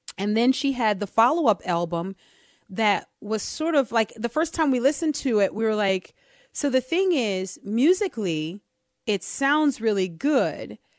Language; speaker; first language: English; native; English